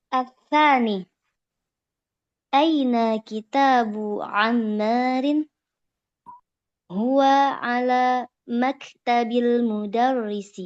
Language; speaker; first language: Arabic; non-native, learner; Indonesian